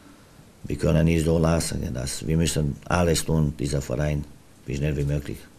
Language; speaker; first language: German; non-native, learner; Romanian